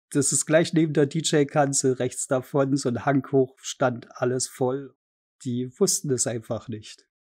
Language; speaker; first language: German; native; German